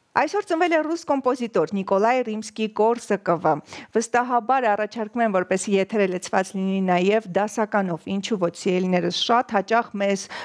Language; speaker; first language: Armenian; native; Armenian